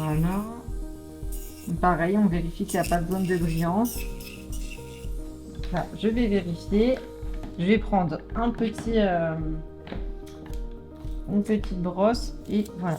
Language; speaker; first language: French; native; French